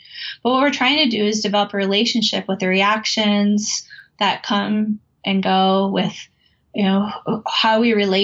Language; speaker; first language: English; native; English